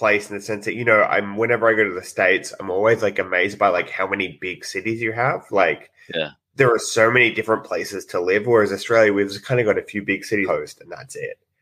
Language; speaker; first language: English; native; English